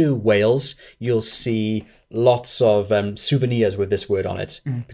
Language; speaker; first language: English; native; English